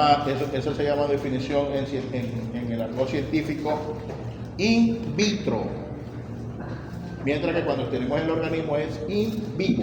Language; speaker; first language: Spanish; native; Spanish